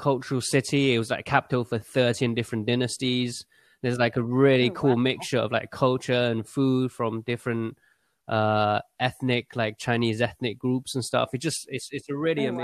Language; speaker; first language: English; early bilingual, other home language; Chinese